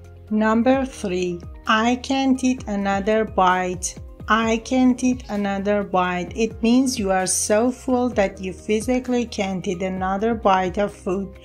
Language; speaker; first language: English; non-native, fluent; Persian